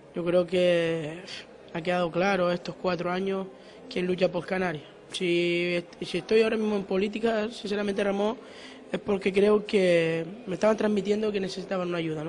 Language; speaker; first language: Spanish; native; Spanish